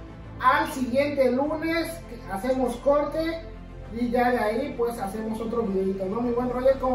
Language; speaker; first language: Spanish; native; Spanish